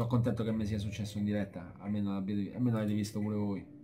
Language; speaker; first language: Italian; native; Italian